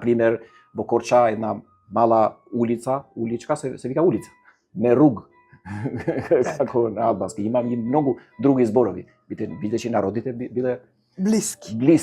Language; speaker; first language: Macedonian; non-native, fluent; Albanian